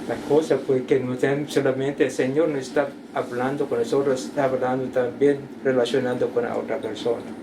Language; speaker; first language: Spanish; non-native, learner; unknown